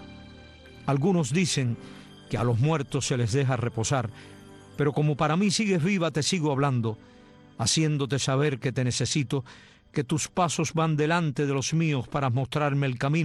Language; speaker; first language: Spanish; native; Spanish